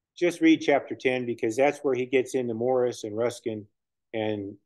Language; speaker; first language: English; native; English